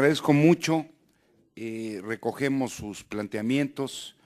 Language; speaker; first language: Spanish; native; Spanish